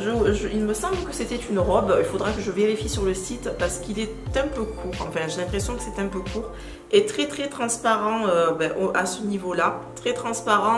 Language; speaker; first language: French; native; French